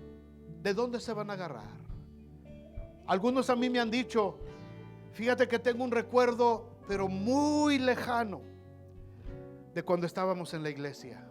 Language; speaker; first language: Spanish; native; Spanish